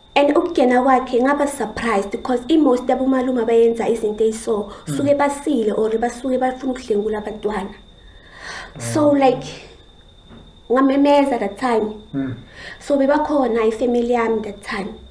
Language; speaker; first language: Zulu; native; Zulu